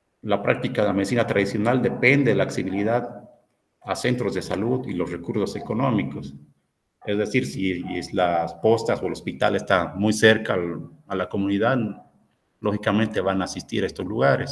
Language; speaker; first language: Spanish; native; Spanish